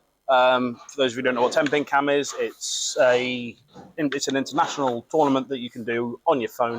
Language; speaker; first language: English; native; English